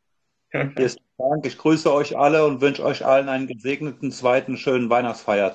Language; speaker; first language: German; native; German